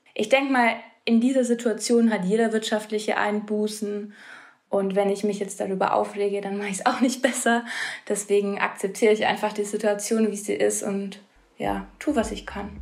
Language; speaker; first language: German; native; German